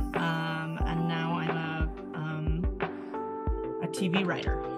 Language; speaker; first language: English; native; English